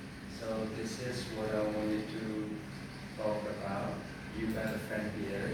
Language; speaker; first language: English; non-native, fluent; Indonesian